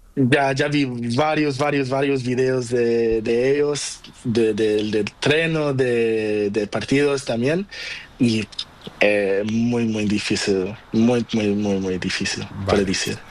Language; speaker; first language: Spanish; non-native, learner; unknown